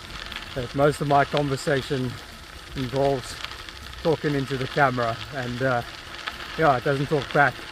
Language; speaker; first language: English; native; English